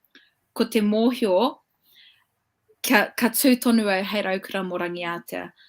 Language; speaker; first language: Māori; non-native, local second language; English